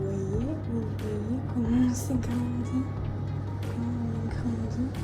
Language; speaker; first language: French; non-native, fluent; Russian